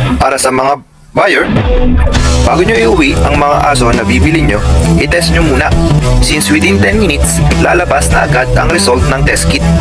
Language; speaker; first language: Filipino; native; Filipino